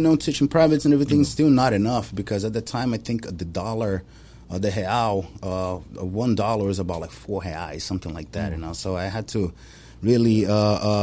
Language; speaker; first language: English; non-native, fluent; Portuguese